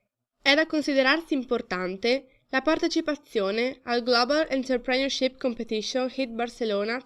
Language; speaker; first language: Italian; native; Italian